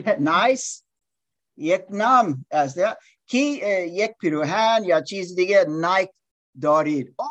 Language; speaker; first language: Persian; non-native, learner; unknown